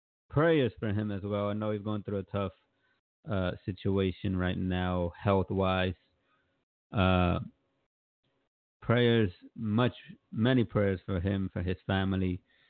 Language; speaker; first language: English; early bilingual, other home language; Spanish